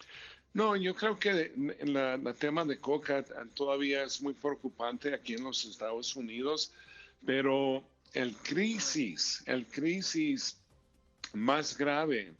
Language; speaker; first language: Spanish; early bilingual, heritage; Spanish